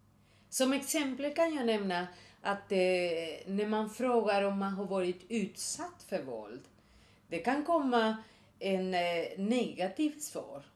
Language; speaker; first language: Swedish; non-native, fluent; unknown